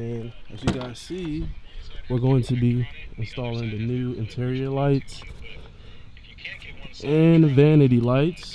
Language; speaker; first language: English; native; English